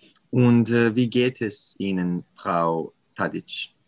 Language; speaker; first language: German; non-native, learner; Serbian